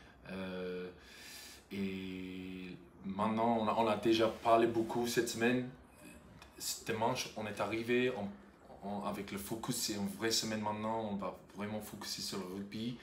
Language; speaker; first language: French; non-native, fluent; English